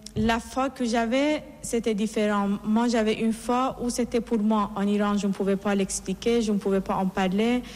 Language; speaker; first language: French; non-native, fluent; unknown